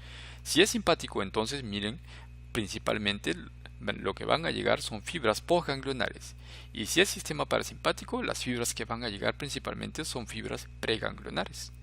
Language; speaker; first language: Spanish; native; Spanish